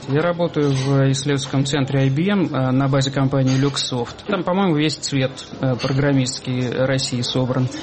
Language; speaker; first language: Russian; native; Russian